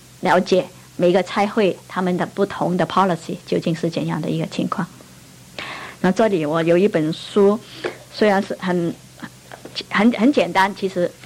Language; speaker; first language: Chinese; non-native, local second language; Cantonese